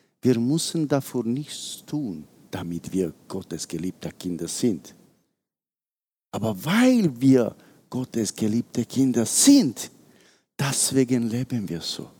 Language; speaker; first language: German; non-native, fluent; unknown